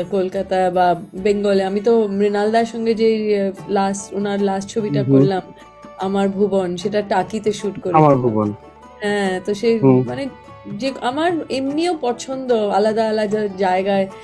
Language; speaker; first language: Bangla; non-native, local second language; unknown